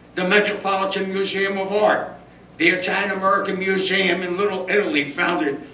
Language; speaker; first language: English; early bilingual, other home language; Italian